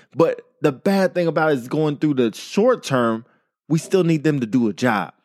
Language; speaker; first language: English; native; English